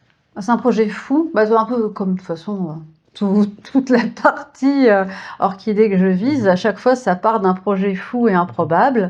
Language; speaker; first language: French; native; French